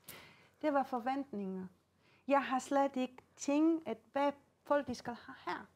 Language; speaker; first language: Danish; non-native, fluent; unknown